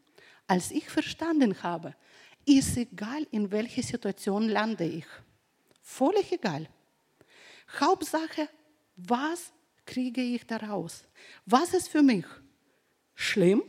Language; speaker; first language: German; non-native, fluent; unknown